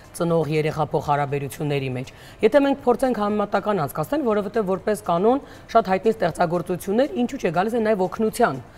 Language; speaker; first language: Armenian; native; Armenian